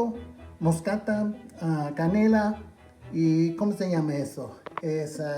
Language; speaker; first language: Spanish; non-native, fluent; English